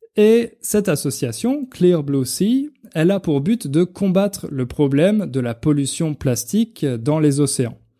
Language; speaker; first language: French; native; French